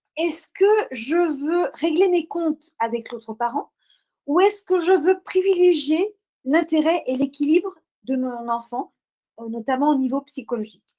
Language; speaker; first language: French; native; French